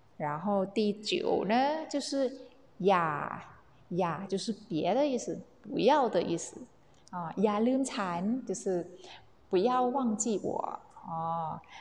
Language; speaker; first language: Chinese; non-native, fluent; Thai